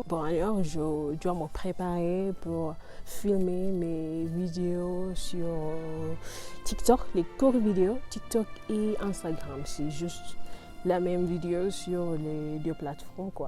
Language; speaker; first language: French; non-native, learner; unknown